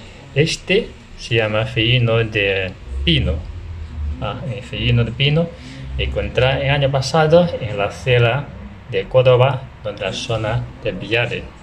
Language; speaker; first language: Spanish; non-native, learner; Chinese